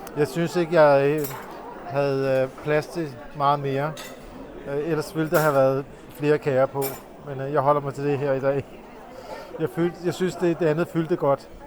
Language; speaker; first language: Danish; early bilingual, other home language; Urdu